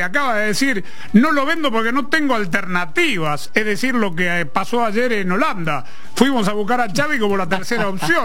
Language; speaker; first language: Spanish; native; Spanish